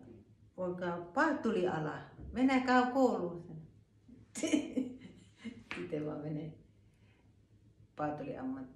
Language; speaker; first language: Finnish; non-native, learner; Thai